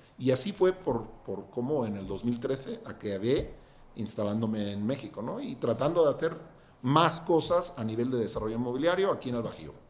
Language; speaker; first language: Spanish; non-native, local second language; Catalan